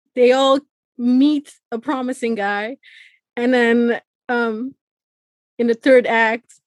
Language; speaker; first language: English; non-native, fluent; Persian